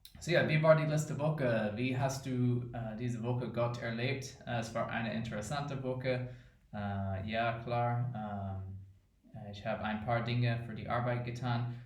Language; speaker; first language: German; non-native, fluent; English